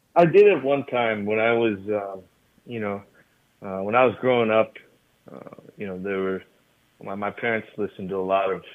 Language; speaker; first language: English; native; English